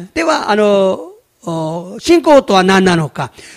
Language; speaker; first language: Japanese; non-native, fluent; Korean